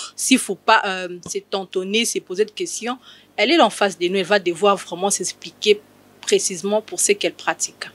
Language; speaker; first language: French; non-native, local second language; Lingala